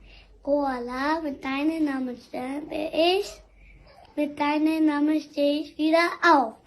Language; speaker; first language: German; early bilingual, other home language; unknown